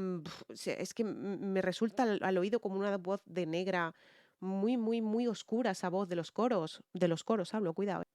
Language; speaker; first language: Spanish; native; Spanish